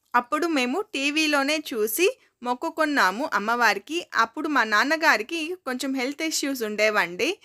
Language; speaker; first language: Telugu; non-native, local second language; Kannada